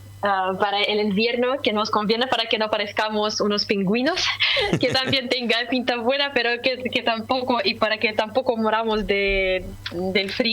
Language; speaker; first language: Spanish; non-native, fluent; Russian